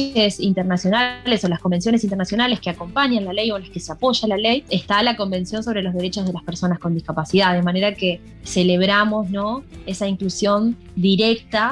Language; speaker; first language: Spanish; native; Spanish